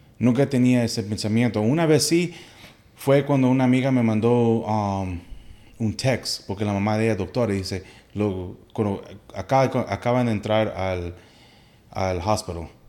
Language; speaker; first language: Spanish; early bilingual, heritage; Spanish